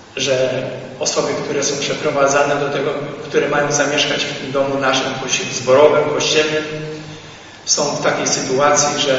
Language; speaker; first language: Polish; native; Polish